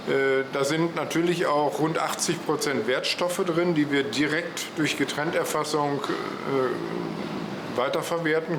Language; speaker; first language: German; native; German